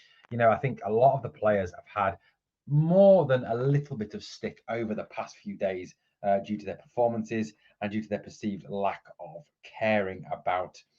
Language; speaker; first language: English; native; English